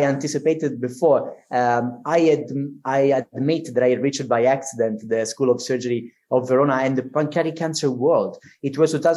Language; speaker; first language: English; non-native, fluent; Italian